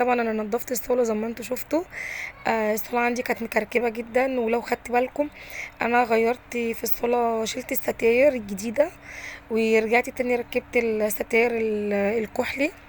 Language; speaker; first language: Arabic; native; Arabic